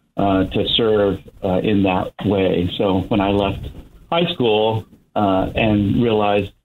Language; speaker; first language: English; native; English